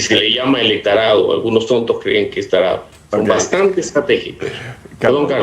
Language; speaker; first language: Spanish; native; Spanish